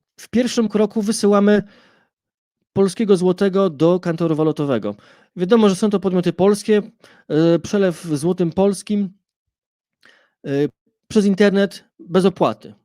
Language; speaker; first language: Polish; native; Polish